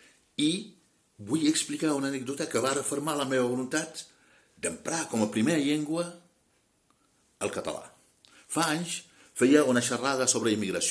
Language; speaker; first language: Catalan; non-native, fluent; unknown